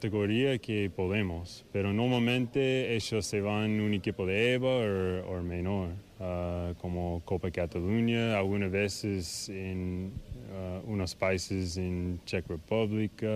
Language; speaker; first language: Spanish; non-native, fluent; English